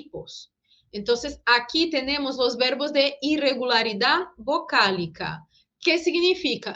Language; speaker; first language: Spanish; non-native, fluent; Portuguese